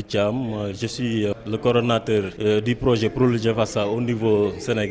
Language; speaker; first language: French; non-native, local second language; Wolof